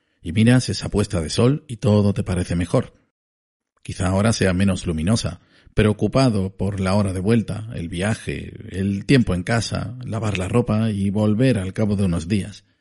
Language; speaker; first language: Spanish; native; Spanish